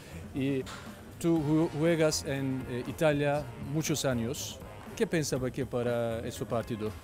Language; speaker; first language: Spanish; non-native, learner; Turkish